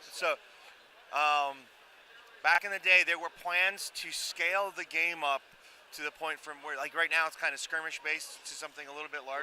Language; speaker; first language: English; native; English